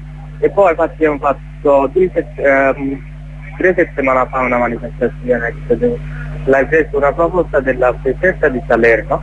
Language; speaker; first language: Italian; non-native, learner; Bangla